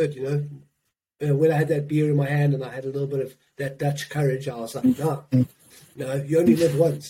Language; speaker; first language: English; native; English